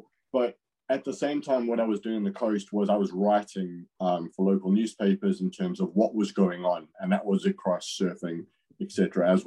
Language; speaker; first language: English; native; English